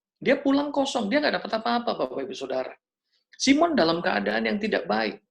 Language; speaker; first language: Indonesian; native; Indonesian